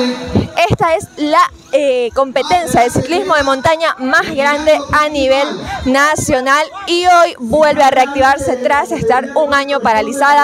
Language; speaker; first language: Spanish; native; Spanish